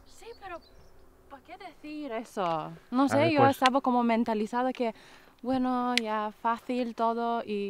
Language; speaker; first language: Spanish; non-native, fluent; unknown